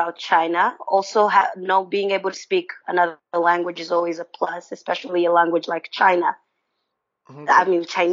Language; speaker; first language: English; non-native, local second language; Ganda